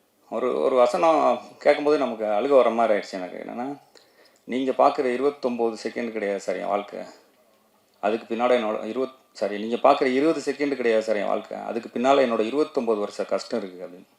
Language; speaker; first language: Tamil; native; Tamil